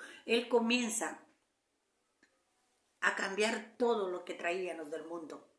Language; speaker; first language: Spanish; native; Spanish